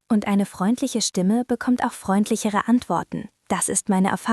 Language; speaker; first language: German; non-native, fluent; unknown